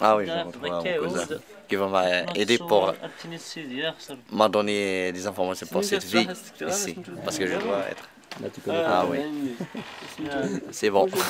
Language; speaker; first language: French; non-native, learner; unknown